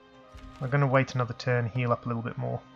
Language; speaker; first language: English; native; English